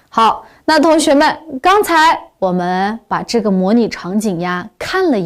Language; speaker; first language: Chinese; non-native, local second language; Uyghur